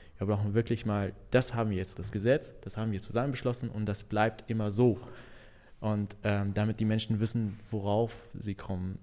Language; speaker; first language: German; non-native, fluent; Arabic